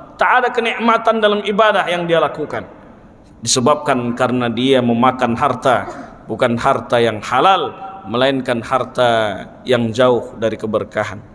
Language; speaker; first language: Malay; non-native, local second language; Banjar